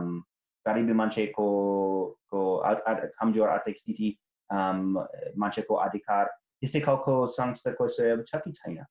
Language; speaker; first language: Nepali; non-native, fluent; English